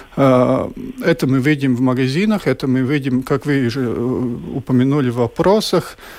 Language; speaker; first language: Russian; non-native, local second language; Latvian